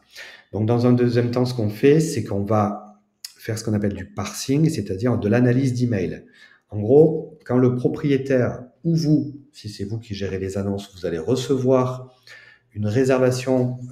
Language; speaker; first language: French; native; French